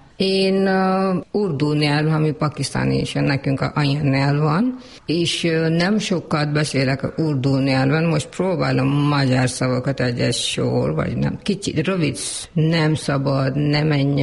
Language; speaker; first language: Hungarian; non-native, learner; Urdu